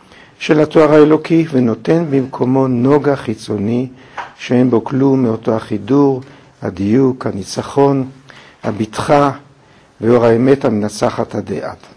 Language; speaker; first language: Hebrew; native; Hebrew